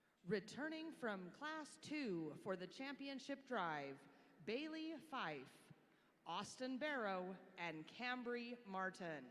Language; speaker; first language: English; native; English